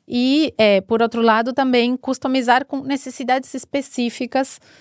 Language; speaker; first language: Portuguese; non-native, fluent; Spanish